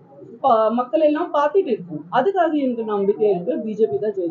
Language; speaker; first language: Tamil; non-native, learner; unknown